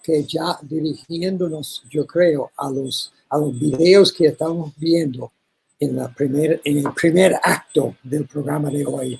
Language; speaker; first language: Spanish; non-native, learner; English